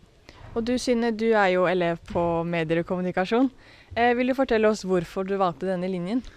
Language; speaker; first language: Norwegian; native; Norwegian